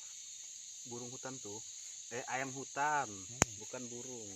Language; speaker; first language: Malay; native; Malay